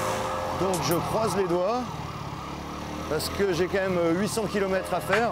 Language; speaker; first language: French; native; French